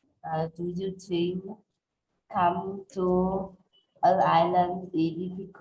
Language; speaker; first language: English; non-native, learner; Vietnamese